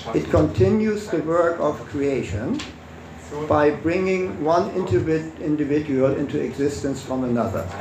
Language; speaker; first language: English; non-native, fluent; German